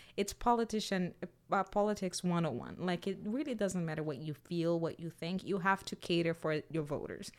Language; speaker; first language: English; non-native, fluent; Portuguese